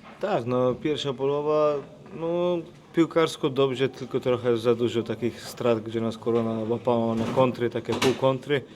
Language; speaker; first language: Polish; non-native, fluent; Slovenian